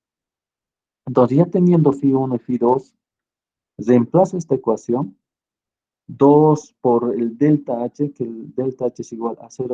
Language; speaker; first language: Spanish; native; Spanish